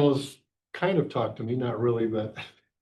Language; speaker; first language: English; native; English